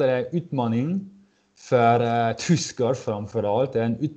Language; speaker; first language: Swedish; non-native, learner; German